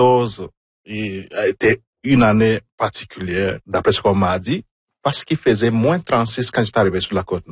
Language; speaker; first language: French; non-native, fluent; Igbo